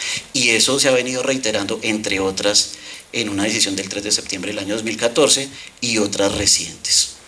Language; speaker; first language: Spanish; native; Spanish